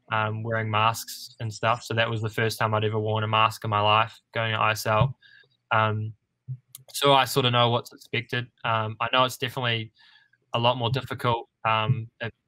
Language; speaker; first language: English; native; English